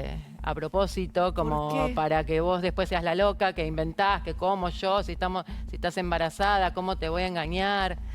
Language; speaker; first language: Spanish; native; Spanish